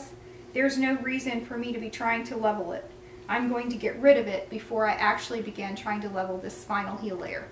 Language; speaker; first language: English; native; English